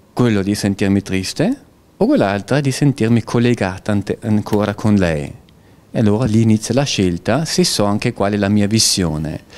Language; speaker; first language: Italian; non-native, fluent; German